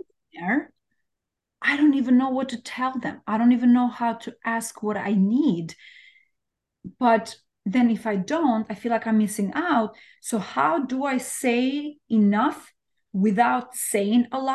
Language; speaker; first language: English; non-native, fluent; Albanian